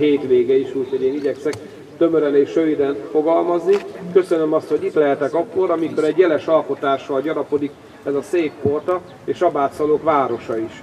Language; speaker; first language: Hungarian; native; Hungarian